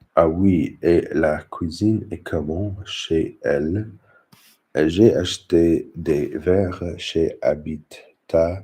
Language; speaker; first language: French; non-native, learner; English